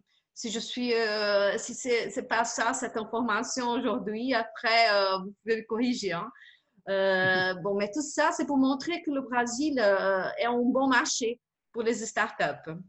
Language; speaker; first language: French; non-native, fluent; Portuguese